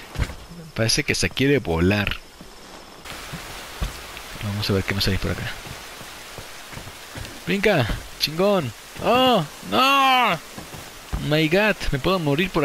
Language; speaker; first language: Spanish; native; Spanish